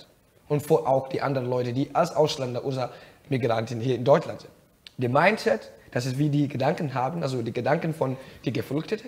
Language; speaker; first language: German; non-native, fluent; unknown